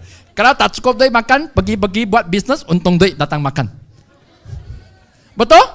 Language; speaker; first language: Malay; non-native, local second language; Chinese